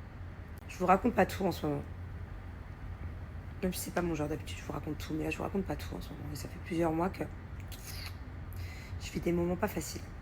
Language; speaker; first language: French; native; French